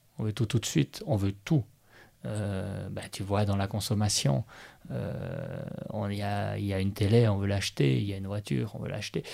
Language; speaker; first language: French; native; French